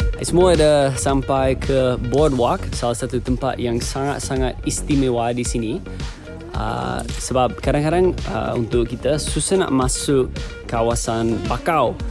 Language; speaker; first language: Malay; non-native, fluent; English